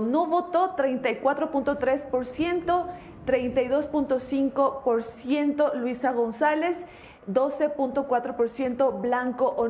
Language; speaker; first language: Spanish; native; Spanish